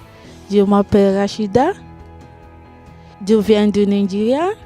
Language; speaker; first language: French; non-native, learner; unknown